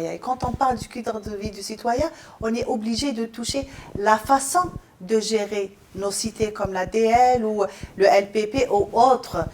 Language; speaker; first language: French; non-native, local second language; Arabic